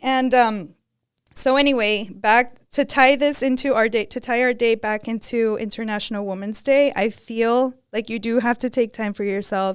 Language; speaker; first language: English; early bilingual, other home language; Spanish